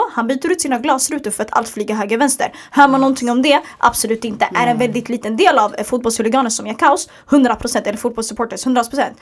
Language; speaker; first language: Swedish; early bilingual, other home language; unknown